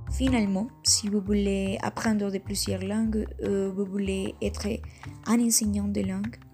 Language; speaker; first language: French; non-native, fluent; Spanish